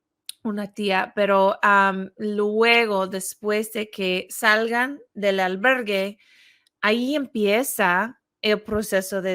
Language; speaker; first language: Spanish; non-native, fluent; English